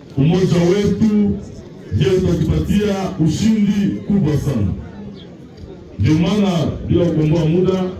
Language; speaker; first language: Swahili; native; Swahili